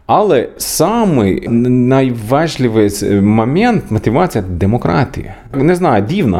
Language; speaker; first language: Ukrainian; non-native, learner; Swedish